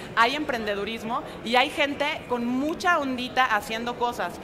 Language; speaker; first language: Spanish; native; Spanish